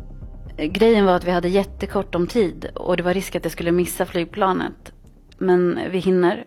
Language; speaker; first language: Swedish; early bilingual, other home language; Arabic